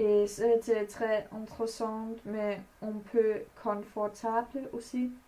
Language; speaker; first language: French; non-native, learner; Danish